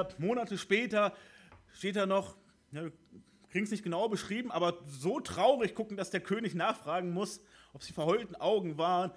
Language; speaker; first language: German; native; German